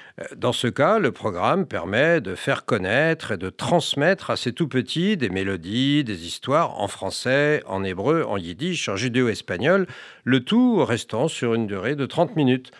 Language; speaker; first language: French; native; French